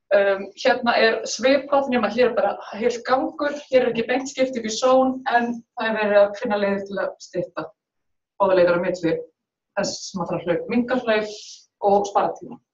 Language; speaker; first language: Icelandic; native; Icelandic